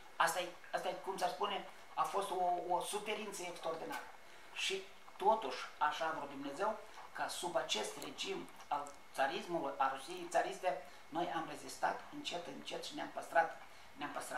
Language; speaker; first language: Romanian; native; Romanian